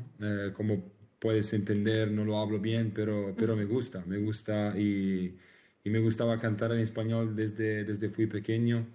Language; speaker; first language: Spanish; non-native, learner; Italian